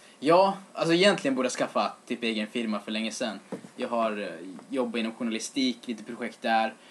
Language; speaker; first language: Swedish; native; Swedish